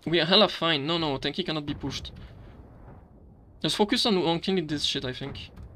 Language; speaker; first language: English; non-native, fluent; French